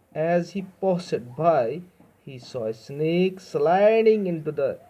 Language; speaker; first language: English; non-native, local second language; Urdu